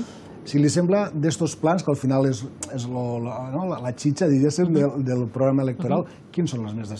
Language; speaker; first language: Catalan; native; Catalan